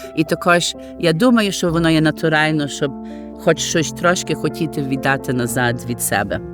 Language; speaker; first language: Ukrainian; early bilingual, heritage; Ukrainian